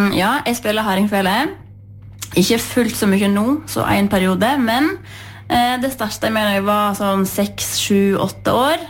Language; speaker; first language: Norwegian; native; Norwegian